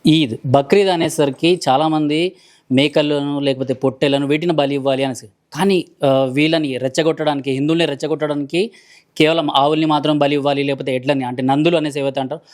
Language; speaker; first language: Telugu; native; Telugu